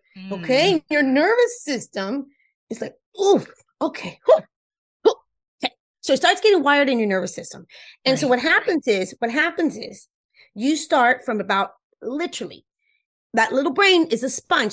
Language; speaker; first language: English; non-native, fluent; Spanish